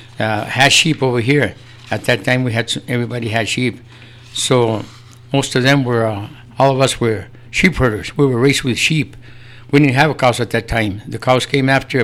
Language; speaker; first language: English; early bilingual, other home language; Spanish